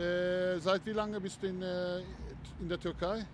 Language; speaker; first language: German; non-native, fluent; Turkish